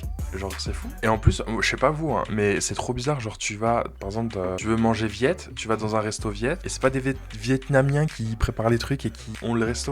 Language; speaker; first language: French; native; French